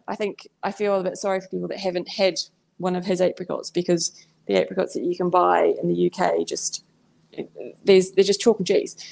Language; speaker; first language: English; native; English